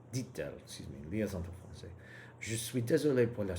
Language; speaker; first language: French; non-native, learner; English